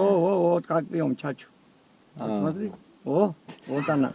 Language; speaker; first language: Russian; non-native, learner; Georgian